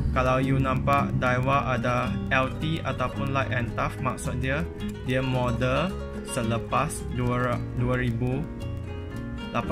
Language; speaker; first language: Malay; native; Malay